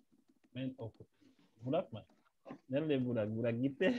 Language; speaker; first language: Turkish; non-native, learner; French